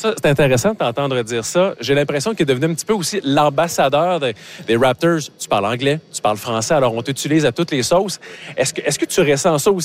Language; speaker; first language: French; native; French